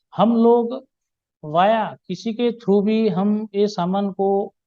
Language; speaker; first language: Hindi; non-native, local second language; Gujarati